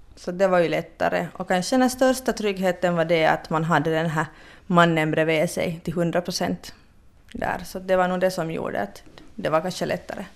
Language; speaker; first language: Swedish; native; Swedish